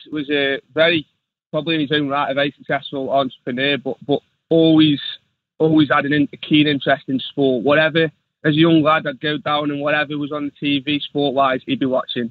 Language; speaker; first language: English; native; English